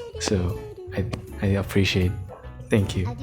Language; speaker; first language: English; non-native, learner; Korean